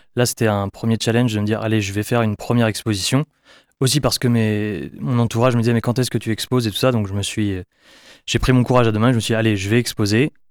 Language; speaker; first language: French; native; French